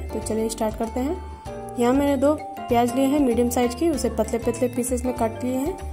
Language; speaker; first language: Hindi; native; Hindi